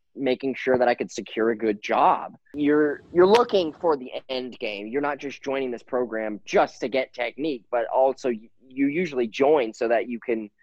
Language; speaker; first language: English; native; English